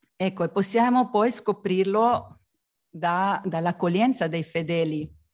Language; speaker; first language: Italian; non-native, fluent; Slovenian